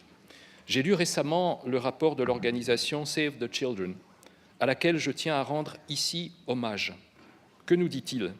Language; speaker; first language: French; native; French